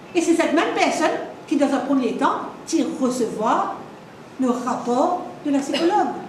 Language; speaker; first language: French; non-native, local second language; Morisyen